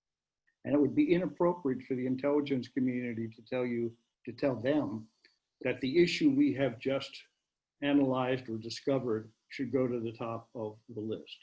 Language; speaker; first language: English; native; English